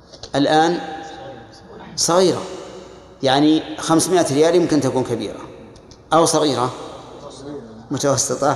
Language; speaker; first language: Arabic; native; Arabic